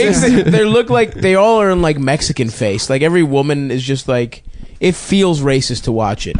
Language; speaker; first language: English; native; English